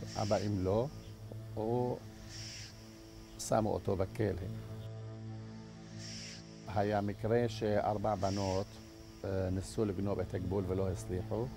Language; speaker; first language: Hebrew; non-native, fluent; Arabic